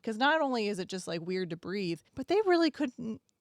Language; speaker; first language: English; native; English